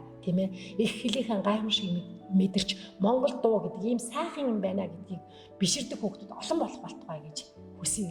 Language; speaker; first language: Mongolian; native; Mongolian